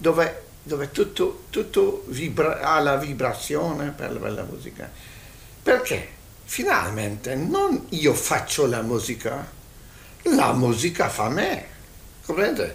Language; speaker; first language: Italian; non-native, learner; Hungarian